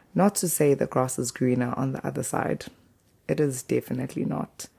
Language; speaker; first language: English; non-native, local second language; Zulu